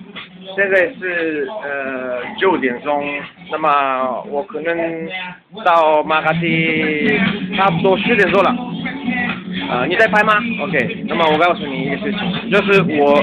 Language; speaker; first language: Chinese; non-native, learner; Japanese